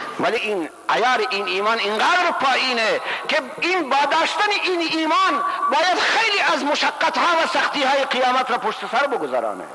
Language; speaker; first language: Persian; non-native, local second language; Baluchi